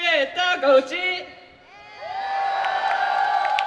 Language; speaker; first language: Chinese; non-native, learner; Korean